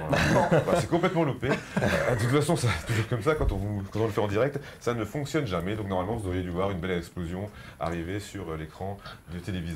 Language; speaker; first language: French; native; French